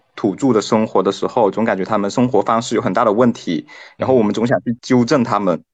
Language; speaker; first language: Chinese; non-native, local second language; Cantonese